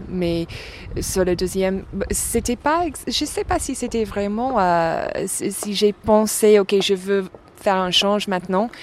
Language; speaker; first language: French; non-native, fluent; English